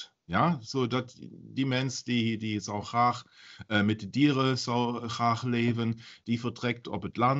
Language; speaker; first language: Dutch; non-native, learner; German